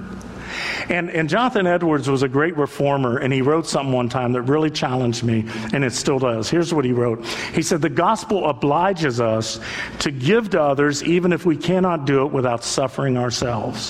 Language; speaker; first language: English; native; English